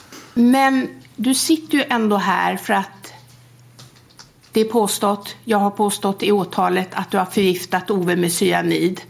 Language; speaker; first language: Swedish; native; Swedish